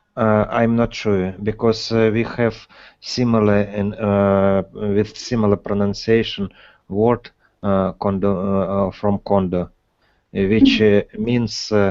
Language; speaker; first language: English; non-native, learner; Russian